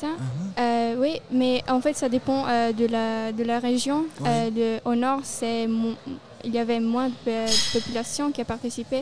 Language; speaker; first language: French; non-native, local second language; Italian